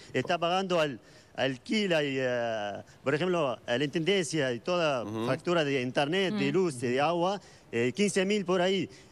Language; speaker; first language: Spanish; non-native, learner; Arabic